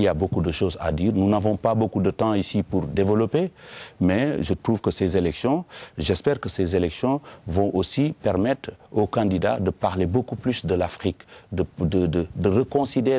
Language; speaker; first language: French; non-native, local second language; Wolof